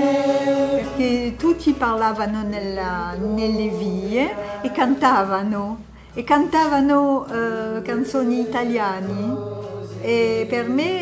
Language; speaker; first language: Italian; non-native, fluent; French